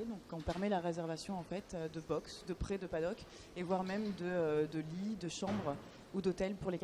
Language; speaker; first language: French; native; French